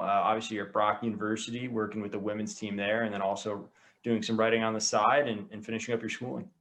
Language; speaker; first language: English; native; English